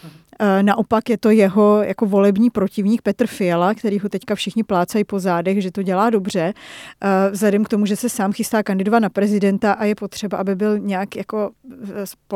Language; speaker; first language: Czech; native; Czech